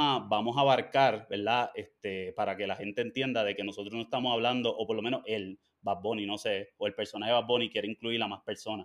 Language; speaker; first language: Spanish; native; Spanish